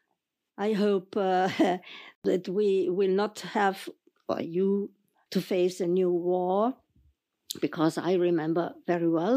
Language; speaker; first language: English; non-native, fluent; German